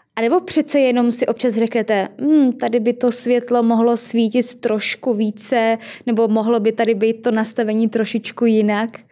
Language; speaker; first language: Czech; native; Czech